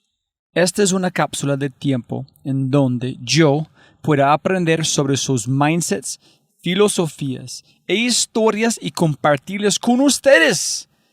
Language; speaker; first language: Spanish; non-native, fluent; English